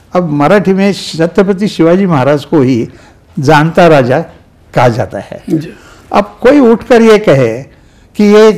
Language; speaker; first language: Hindi; non-native, local second language; Marathi